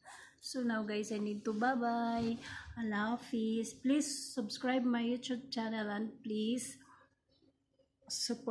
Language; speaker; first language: English; non-native, learner; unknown